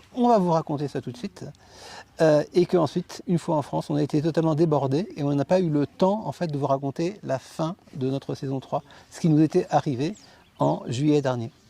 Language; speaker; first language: French; native; French